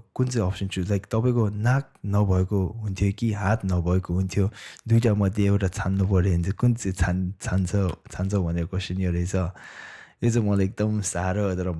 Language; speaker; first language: Nepali; non-native, local second language; Tibetan